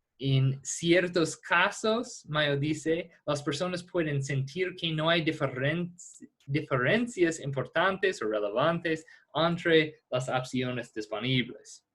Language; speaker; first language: Spanish; non-native, fluent; English